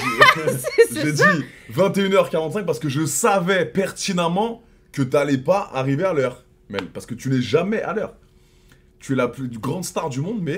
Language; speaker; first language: French; native; French